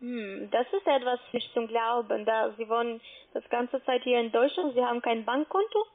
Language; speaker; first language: German; non-native, learner; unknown